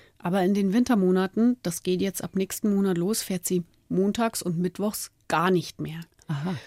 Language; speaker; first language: German; native; German